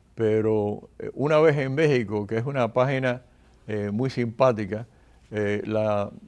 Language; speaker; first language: Spanish; native; Spanish